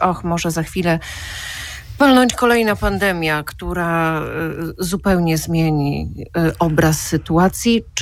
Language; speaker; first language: Polish; native; Polish